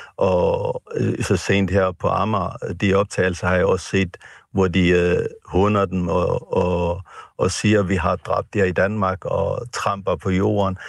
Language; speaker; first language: Danish; non-native, fluent; Tigrinya